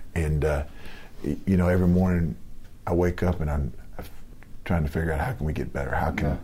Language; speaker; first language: English; native; English